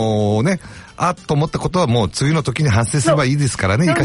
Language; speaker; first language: Japanese; native; Japanese